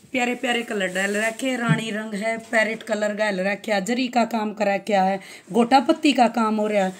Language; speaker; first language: Hindi; native; Hindi